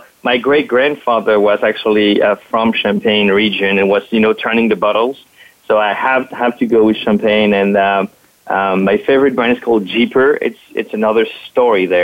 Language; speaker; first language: English; non-native, fluent; French